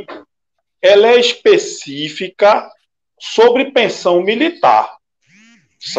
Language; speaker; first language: Portuguese; native; Portuguese